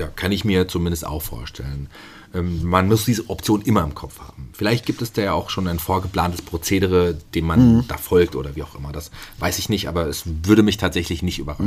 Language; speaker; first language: German; native; German